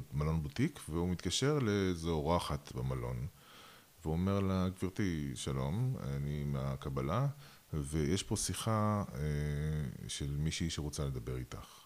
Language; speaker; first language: Hebrew; early bilingual, other home language; Russian